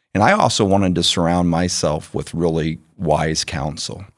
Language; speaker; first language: English; native; English